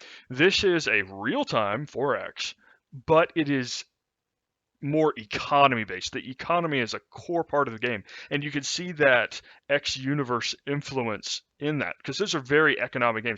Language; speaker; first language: English; native; English